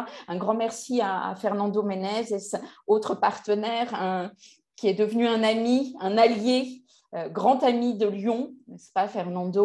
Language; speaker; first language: French; native; French